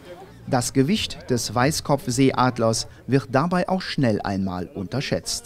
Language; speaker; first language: German; native; German